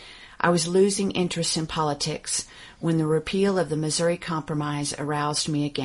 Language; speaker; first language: English; native; English